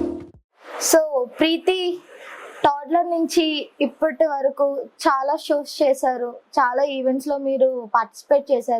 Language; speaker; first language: Telugu; native; Telugu